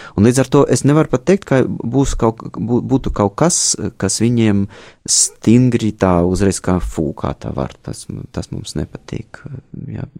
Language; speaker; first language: Latvian; non-native, fluent; Russian